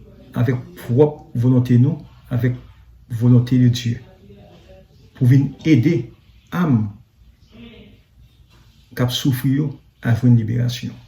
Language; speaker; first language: French; non-native, learner; Haitian Creole